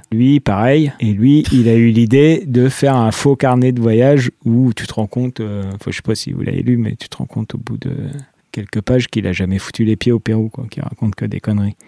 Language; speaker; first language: French; native; French